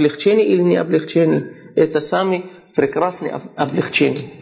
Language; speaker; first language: Russian; non-native, fluent; Arabic